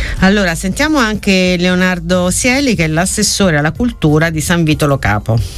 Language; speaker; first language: Italian; native; Italian